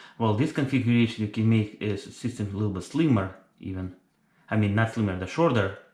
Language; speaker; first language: English; non-native, fluent; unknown